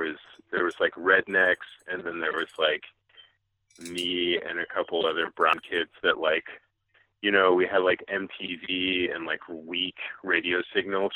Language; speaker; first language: English; native; English